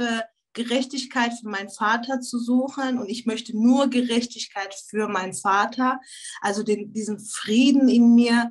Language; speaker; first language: German; early bilingual, other home language; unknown